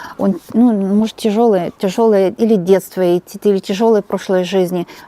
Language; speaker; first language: Russian; native; Russian